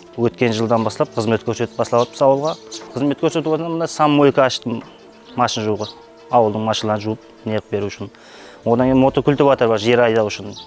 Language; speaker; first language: Uzbek; non-native, local second language; Kara-Kalpak